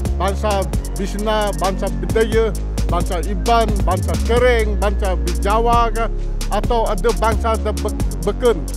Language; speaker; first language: Malay; non-native, local second language; Iban